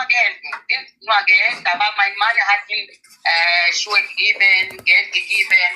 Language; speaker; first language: German; non-native, learner; Nigerian Pidgin